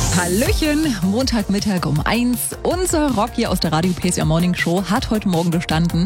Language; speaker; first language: German; native; German